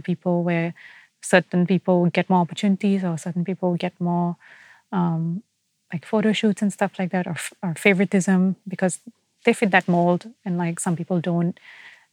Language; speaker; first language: English; native; English